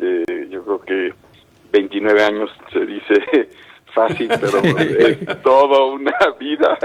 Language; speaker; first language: Spanish; native; Spanish